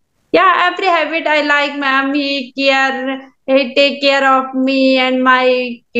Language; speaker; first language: English; non-native, learner; Hindi